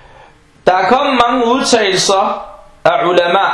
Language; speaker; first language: Danish; non-native, fluent; Arabic